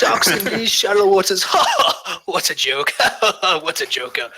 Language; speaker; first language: English; native; English